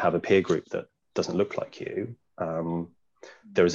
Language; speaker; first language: English; native; English